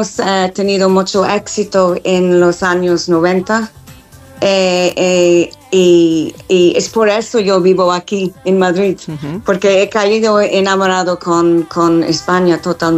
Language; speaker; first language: Spanish; non-native, fluent; English